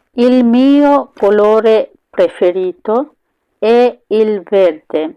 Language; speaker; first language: Italian; non-native, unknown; Bangla